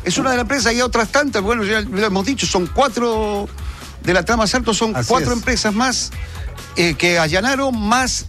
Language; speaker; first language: Spanish; native; Spanish